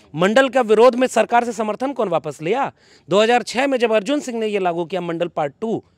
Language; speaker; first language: Hindi; native; Hindi